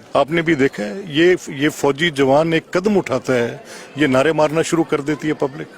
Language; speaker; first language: Urdu; non-native, local second language; Punjabi